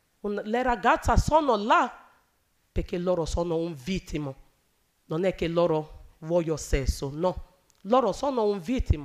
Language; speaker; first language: Italian; non-native, learner; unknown